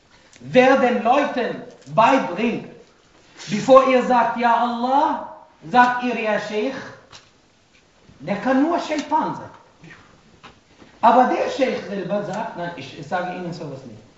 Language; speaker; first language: German; non-native, fluent; Arabic